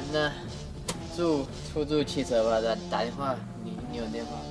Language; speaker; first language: Chinese; non-native, learner; English